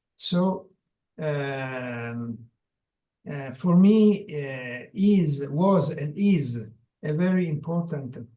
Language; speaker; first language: English; non-native, learner; Italian